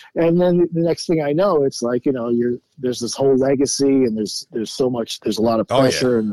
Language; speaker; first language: English; native; English